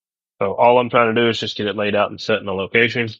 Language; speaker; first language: English; native; English